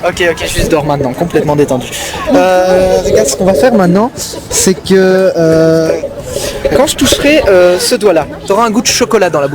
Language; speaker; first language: French; native; French